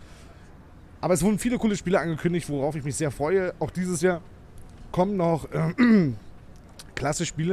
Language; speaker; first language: German; native; German